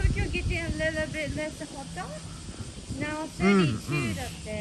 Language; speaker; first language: English; non-native, fluent; Japanese